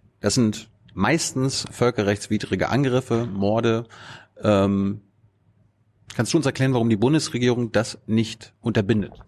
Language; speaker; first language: German; native; German